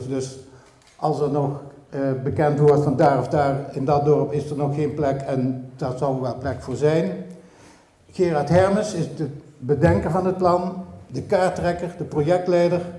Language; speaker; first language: Dutch; native; Dutch